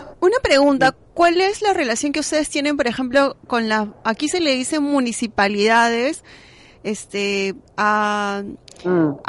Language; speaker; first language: Spanish; native; Spanish